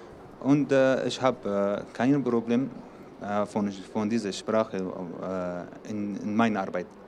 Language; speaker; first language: German; non-native, learner; Arabic